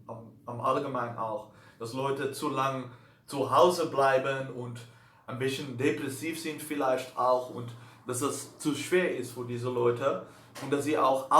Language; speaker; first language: German; non-native, learner; Dutch